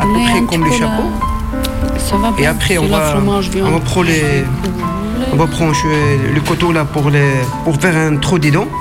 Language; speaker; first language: French; non-native, learner; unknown